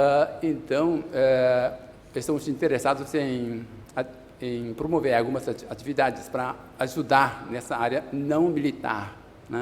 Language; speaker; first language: Portuguese; non-native, fluent; Japanese